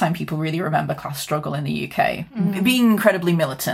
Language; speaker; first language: English; native; English